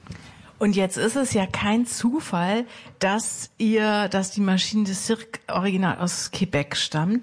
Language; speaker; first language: German; native; German